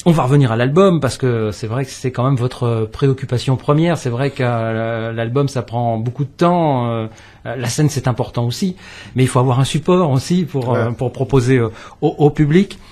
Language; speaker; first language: French; native; French